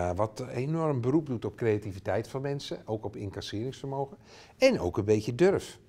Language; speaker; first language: Dutch; native; Dutch